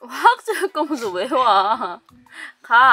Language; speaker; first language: Korean; native; Korean